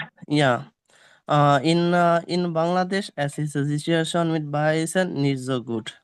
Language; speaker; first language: German; non-native, learner; Bangla